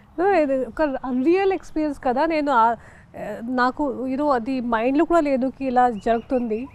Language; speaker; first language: Telugu; non-native, local second language; Hindi